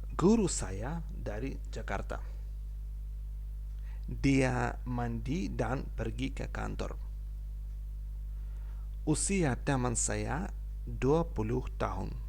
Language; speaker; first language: Indonesian; non-native, fluent; Ukrainian